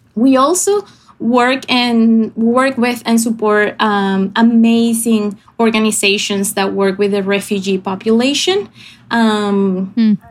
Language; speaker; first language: English; non-native, fluent; Spanish